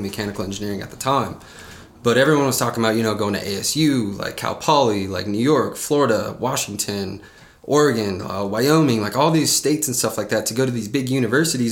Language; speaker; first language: English; native; English